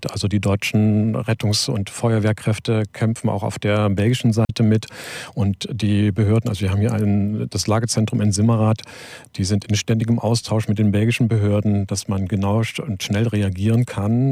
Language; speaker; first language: German; native; German